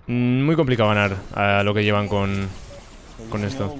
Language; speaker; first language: Spanish; native; Spanish